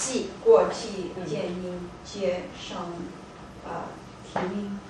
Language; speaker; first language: Chinese; non-native, learner; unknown